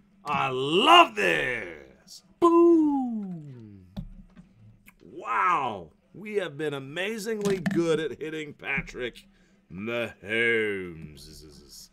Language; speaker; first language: English; native; English